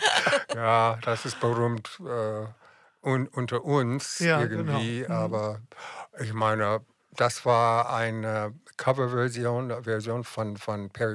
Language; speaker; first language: German; non-native, fluent; English